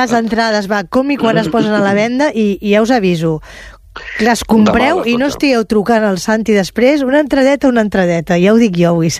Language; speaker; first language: Catalan; native; Catalan